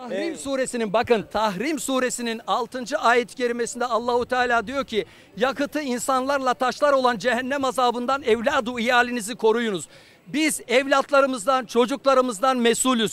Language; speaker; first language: Turkish; native; Turkish